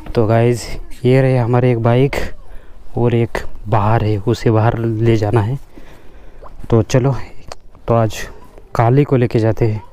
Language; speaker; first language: Hindi; non-native, local second language; Marathi